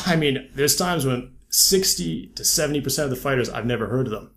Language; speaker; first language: English; native; English